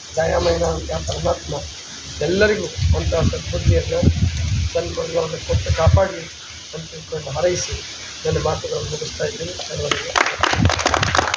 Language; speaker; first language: Kannada; native; Kannada